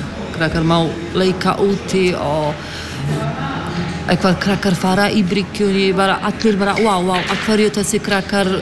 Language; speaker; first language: Icelandic; non-native, learner; Polish